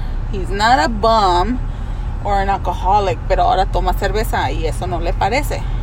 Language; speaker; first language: Spanish; early bilingual, heritage; Spanish